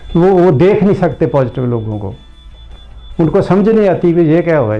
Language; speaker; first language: Hindi; non-native, local second language; Punjabi